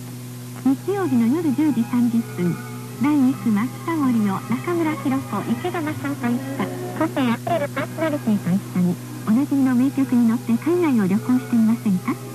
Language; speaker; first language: Japanese; native; Japanese